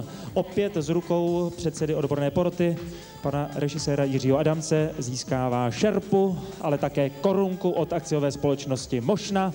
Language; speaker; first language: Czech; native; Czech